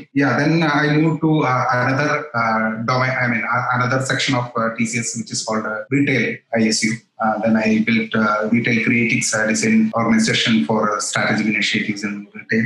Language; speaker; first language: English; non-native, local second language; Malayalam